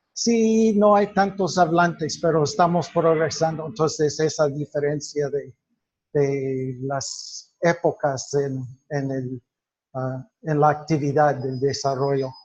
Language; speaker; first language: Spanish; non-native, fluent; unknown